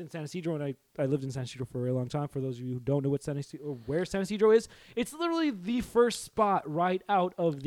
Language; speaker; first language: English; early bilingual, other home language; Spanish